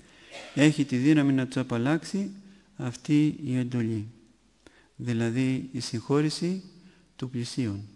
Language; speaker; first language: Greek; native; Greek